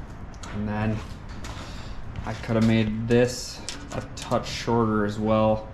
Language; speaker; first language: English; native; English